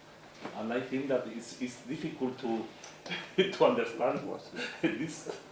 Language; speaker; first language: English; non-native, fluent; Spanish